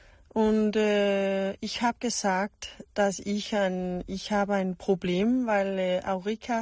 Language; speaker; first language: German; non-native, learner; Danish